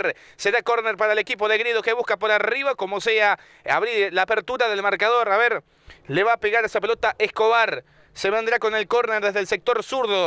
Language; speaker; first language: Spanish; native; Spanish